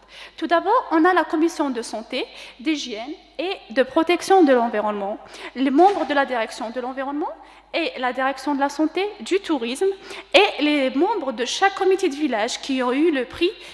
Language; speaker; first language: French; non-native, local second language; Kabyle